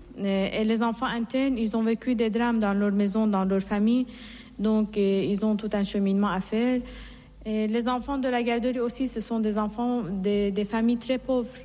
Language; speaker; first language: French; non-native, fluent; Persian